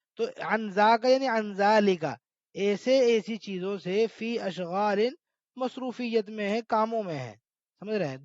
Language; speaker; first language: Urdu; native; Urdu